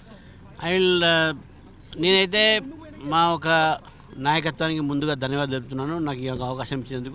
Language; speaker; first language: Telugu; native; Telugu